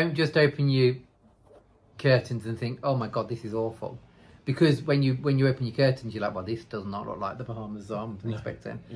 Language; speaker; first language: English; native; English